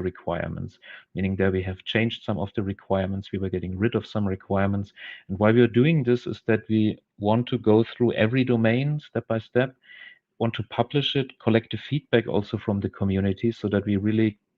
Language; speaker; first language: English; non-native, fluent; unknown